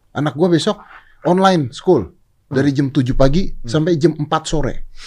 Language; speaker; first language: Indonesian; native; Indonesian